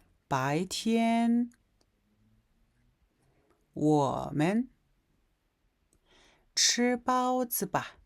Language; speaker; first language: Chinese; non-native, fluent; Mongolian